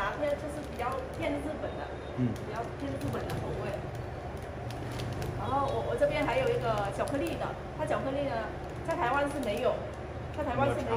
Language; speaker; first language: Chinese; non-native, fluent; Vietnamese